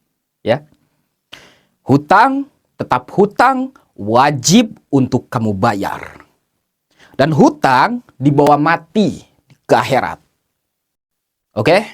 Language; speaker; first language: Indonesian; native; Indonesian